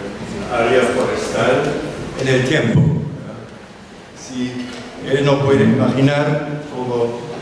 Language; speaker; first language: Spanish; non-native, fluent; German